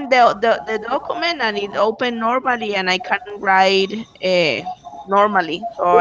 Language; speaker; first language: English; non-native, learner; Spanish